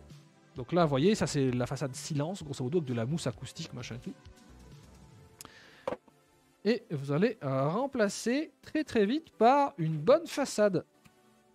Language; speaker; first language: French; native; French